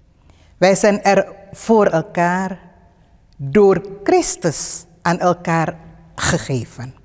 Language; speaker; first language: Dutch; non-native, fluent; Indonesian